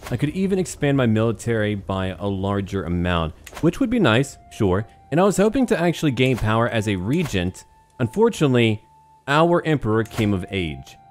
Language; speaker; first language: English; native; English